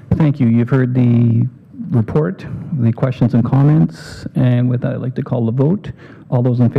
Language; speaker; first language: English; native; English